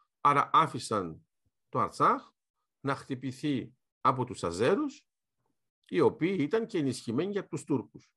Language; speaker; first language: Greek; early bilingual, heritage; Greek